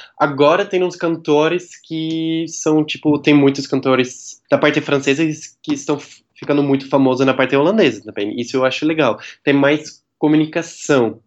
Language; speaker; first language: Portuguese; non-native, fluent; Dutch